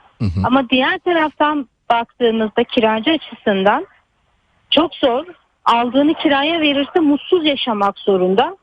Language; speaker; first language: Turkish; native; Turkish